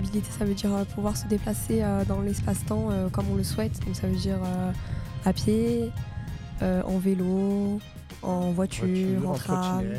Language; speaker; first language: French; native; French